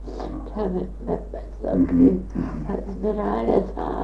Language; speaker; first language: German; non-native, learner; Japanese